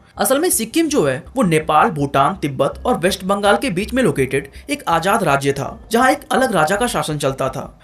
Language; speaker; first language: Hindi; native; Hindi